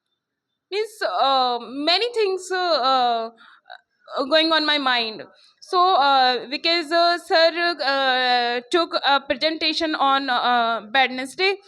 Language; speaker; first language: English; non-native, local second language; Hindi